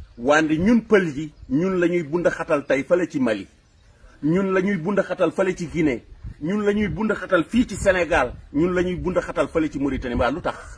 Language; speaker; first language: Wolof; non-native, local second language; Fula